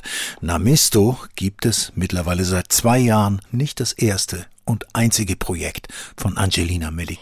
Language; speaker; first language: German; native; German